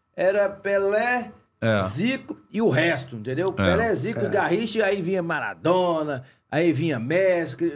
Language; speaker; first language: Portuguese; native; Portuguese